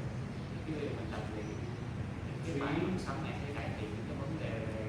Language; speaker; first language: Vietnamese; native; Vietnamese